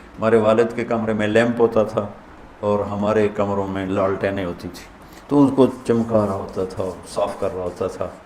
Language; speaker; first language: Urdu; non-native, local second language; Punjabi